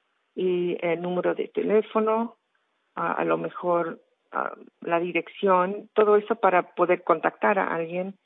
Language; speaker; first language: Spanish; early bilingual, heritage; Spanish